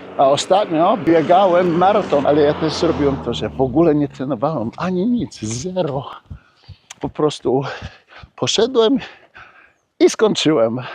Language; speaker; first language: Polish; early bilingual, heritage; Polish